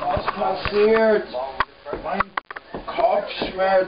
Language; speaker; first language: German; non-native, learner; English